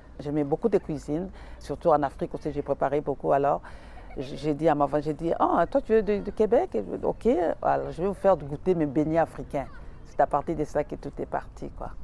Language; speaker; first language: French; non-native, local second language; Lingala